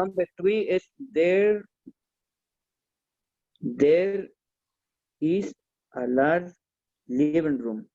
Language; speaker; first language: English; non-native, learner; Spanish